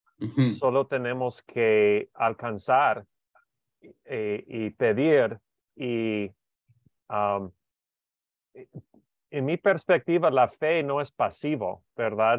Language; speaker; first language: Spanish; non-native, learner; English